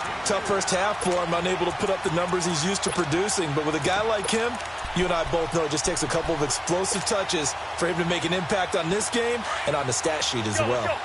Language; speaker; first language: English; native; English